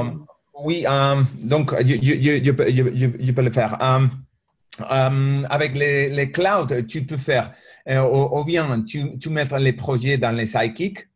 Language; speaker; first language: French; non-native, learner; Spanish